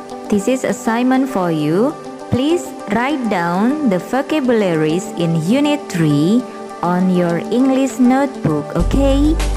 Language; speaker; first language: English; non-native, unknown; Indonesian